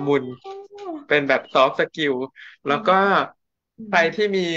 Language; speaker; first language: Thai; native; Thai